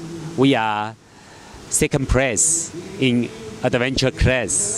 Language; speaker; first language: English; non-native, learner; Chinese